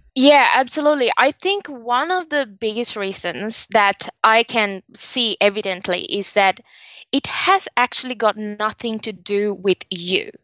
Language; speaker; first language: English; non-native, local second language; Sinhala